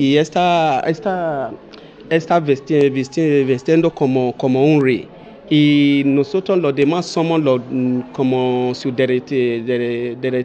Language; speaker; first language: Spanish; non-native, learner; Bini